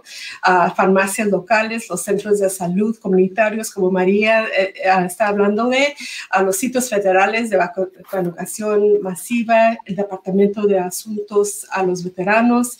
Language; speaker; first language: Spanish; early bilingual, heritage; Spanish